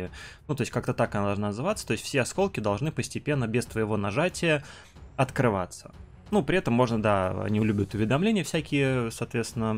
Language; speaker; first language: Russian; native; Russian